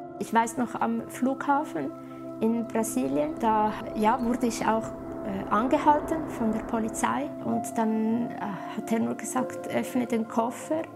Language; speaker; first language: German; early bilingual, other home language; Italian